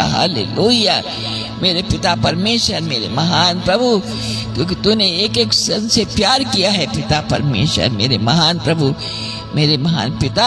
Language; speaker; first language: Hindi; native; Hindi